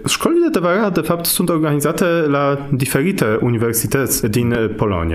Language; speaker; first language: Romanian; non-native, fluent; Polish